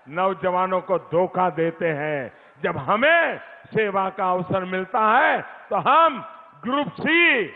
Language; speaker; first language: Hindi; non-native, local second language; Gujarati